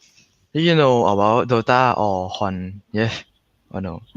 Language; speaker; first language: English; non-native, learner; Thai